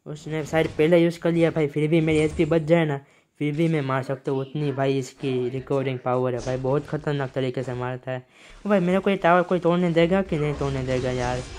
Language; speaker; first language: Hindi; non-native, local second language; Gujarati